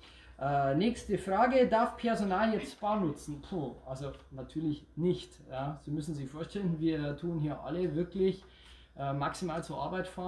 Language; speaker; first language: German; native; German